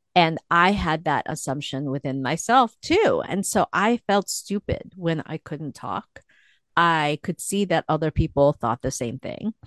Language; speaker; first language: English; early bilingual, other home language; Korean